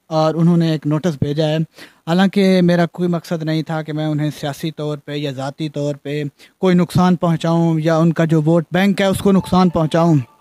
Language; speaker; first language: Urdu; non-native, local second language; Punjabi